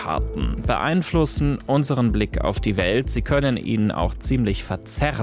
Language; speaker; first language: German; native; German